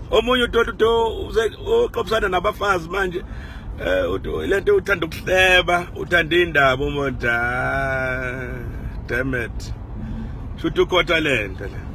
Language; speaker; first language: Zulu; native; Zulu